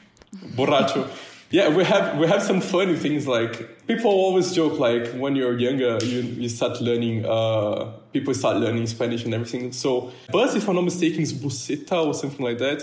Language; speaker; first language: English; non-native, fluent; Portuguese